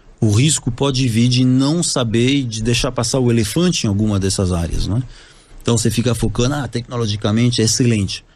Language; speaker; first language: Portuguese; non-native, fluent; French